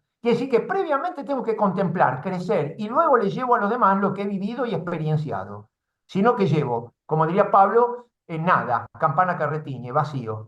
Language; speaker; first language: Spanish; native; Spanish